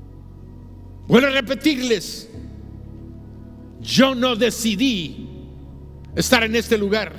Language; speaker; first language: Spanish; native; Spanish